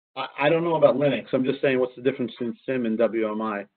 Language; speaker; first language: English; native; English